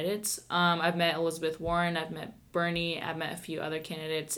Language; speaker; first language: English; early bilingual, other home language; Spanish